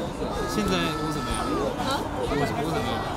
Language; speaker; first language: Chinese; non-native, fluent; Japanese